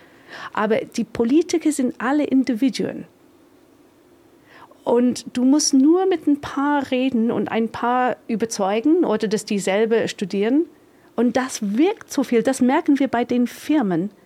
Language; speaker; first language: German; non-native, fluent; English